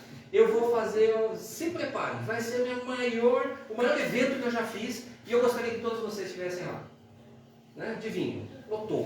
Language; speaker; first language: Portuguese; native; Portuguese